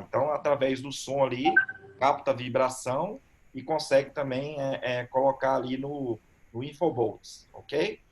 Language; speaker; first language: Portuguese; native; Portuguese